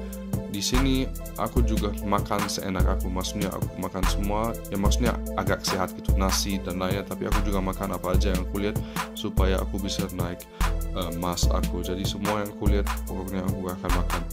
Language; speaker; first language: Indonesian; early bilingual, heritage; Indonesian